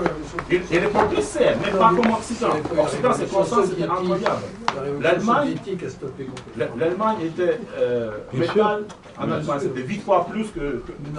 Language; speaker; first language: French; non-native, learner; Russian